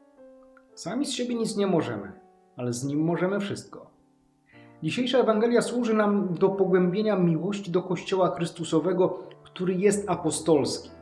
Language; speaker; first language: Polish; native; Polish